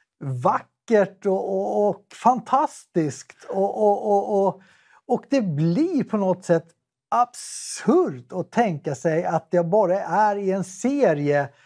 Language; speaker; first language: Swedish; native; Swedish